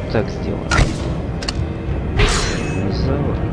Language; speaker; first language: Russian; native; Russian